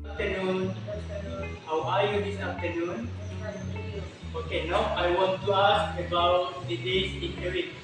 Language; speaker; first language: English; non-native, learner; Indonesian